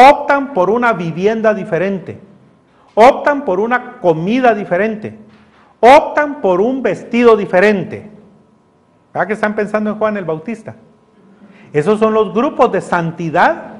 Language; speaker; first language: Spanish; native; Spanish